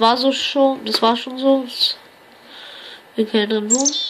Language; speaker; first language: German; native; German